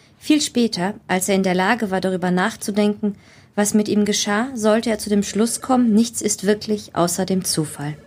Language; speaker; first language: German; early bilingual, other home language; Greek